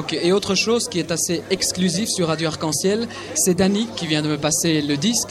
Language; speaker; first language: French; native; French